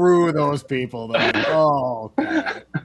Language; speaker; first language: English; native; English